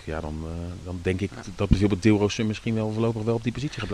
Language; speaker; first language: Dutch; native; Dutch